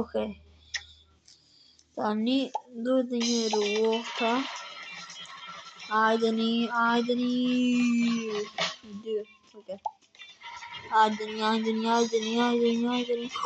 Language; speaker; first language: Albanian; early bilingual, heritage; Albanian